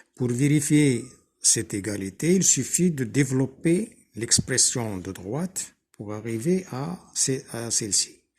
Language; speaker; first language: French; non-native, local second language; Arabic